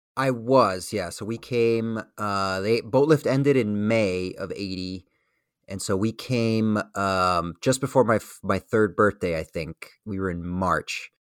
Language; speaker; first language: English; early bilingual, other home language; Spanish